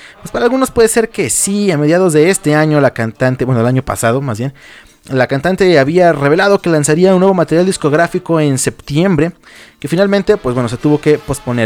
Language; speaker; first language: Spanish; native; Spanish